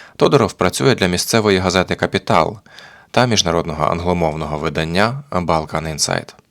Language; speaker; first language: Ukrainian; native; Ukrainian